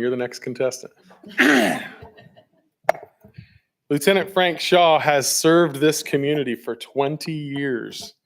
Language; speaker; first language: English; native; English